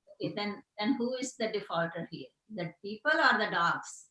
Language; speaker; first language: English; non-native, local second language; Hindi